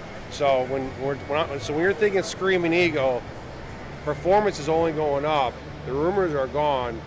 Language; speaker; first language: English; native; English